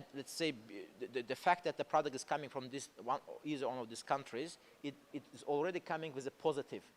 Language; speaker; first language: English; non-native, fluent; Azerbaijani